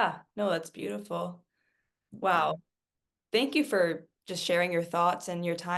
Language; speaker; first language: English; native; English